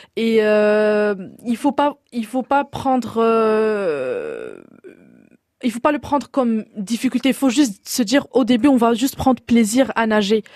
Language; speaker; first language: French; non-native, local second language; Arabic